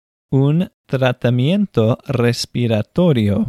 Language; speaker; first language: Spanish; non-native, fluent; English